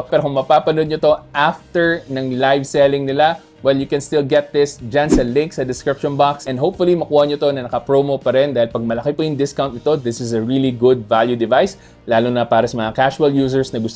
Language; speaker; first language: Filipino; native; Filipino